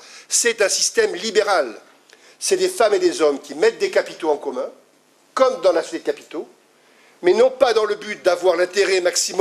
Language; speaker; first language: French; native; French